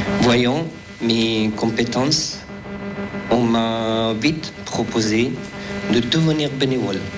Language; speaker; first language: French; non-native, learner; Persian